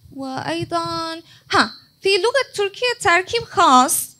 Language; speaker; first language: Arabic; non-native, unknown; Turkish